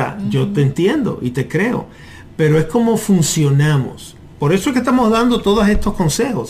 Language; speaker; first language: Spanish; native; Spanish